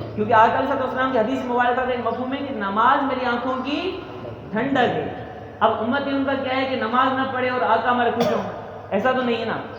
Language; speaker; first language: Urdu; non-native, local second language; Sindhi